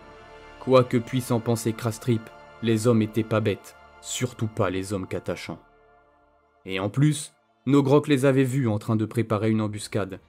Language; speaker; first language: French; native; French